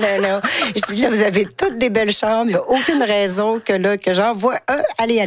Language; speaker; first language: French; native; French